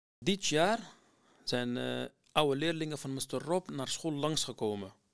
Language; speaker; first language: Dutch; non-native, fluent; Kurdish